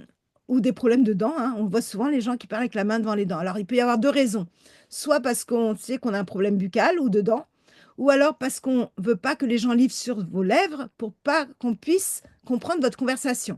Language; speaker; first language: French; native; French